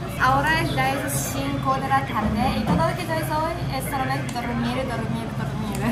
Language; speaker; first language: Spanish; non-native, learner; Japanese